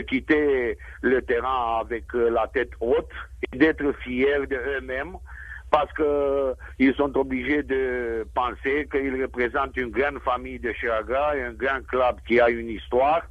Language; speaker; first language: French; non-native, fluent; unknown